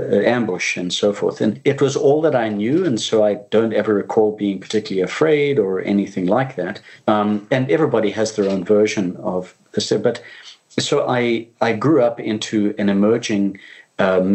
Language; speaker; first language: English; native; English